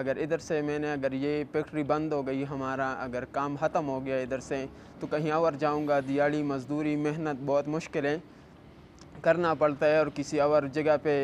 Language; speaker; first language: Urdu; non-native, local second language; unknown